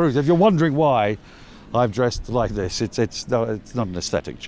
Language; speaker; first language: English; native; English